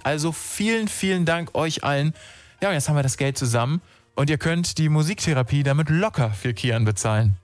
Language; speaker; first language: German; native; German